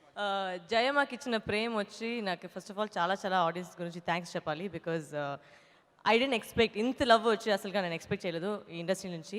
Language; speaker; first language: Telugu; non-native, local second language; Tamil